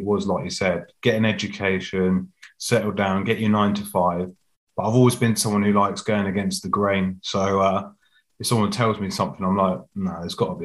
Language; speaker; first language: English; native; English